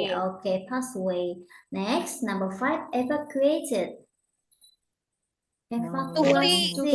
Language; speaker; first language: English; non-native, learner; Indonesian